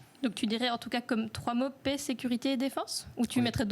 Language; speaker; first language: French; native; French